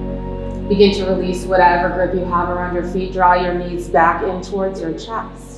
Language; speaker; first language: English; native; English